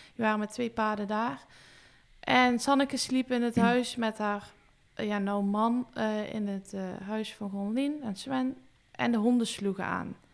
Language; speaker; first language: Dutch; native; Dutch